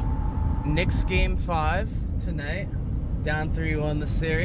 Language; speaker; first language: English; native; English